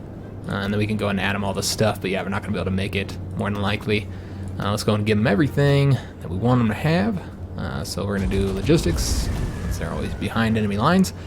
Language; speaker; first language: English; native; English